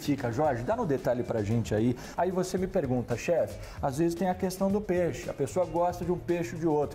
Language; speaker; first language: Portuguese; native; Portuguese